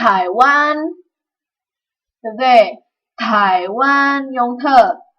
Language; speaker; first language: Chinese; non-native, fluent; Indonesian